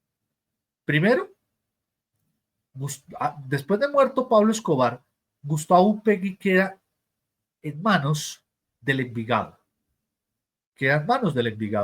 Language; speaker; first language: Spanish; native; Spanish